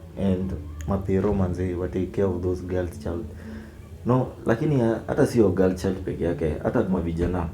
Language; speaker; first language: Swahili; native; Swahili